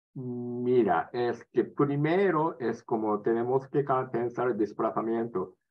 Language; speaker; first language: Spanish; non-native, learner; Japanese